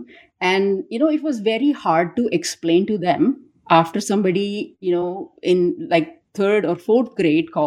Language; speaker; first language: English; non-native, local second language; Urdu